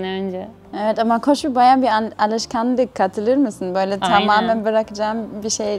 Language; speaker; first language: Turkish; non-native, fluent; German